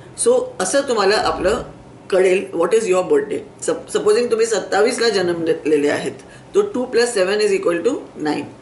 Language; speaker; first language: Marathi; non-native, local second language; Sindhi